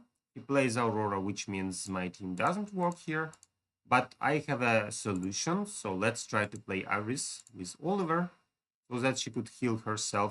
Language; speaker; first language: English; non-native, fluent; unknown